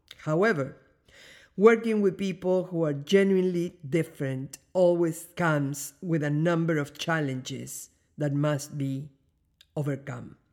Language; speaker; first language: English; non-native, fluent; Spanish